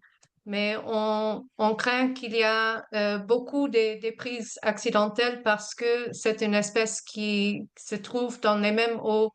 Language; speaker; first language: French; non-native, fluent; English